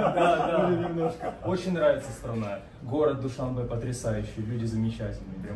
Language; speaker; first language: Russian; native; Russian